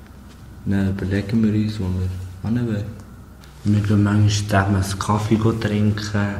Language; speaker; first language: German; early bilingual, other home language; Albanian